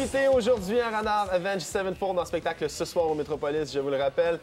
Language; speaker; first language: French; native; French